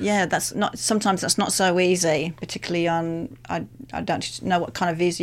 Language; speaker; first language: English; native; English